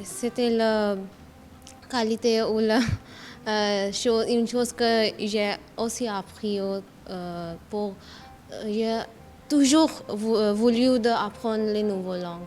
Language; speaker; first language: French; non-native, learner; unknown